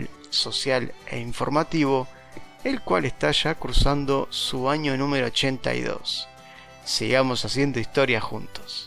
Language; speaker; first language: Spanish; native; Spanish